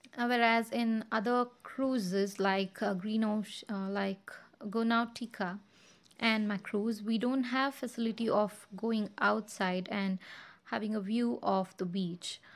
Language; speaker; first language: English; non-native, local second language; Kannada